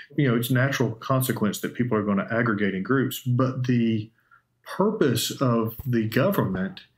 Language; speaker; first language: English; native; English